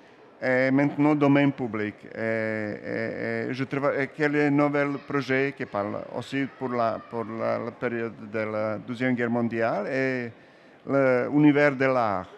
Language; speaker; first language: French; non-native, learner; Serbian